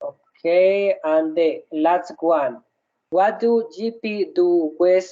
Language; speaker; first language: English; non-native, learner; Spanish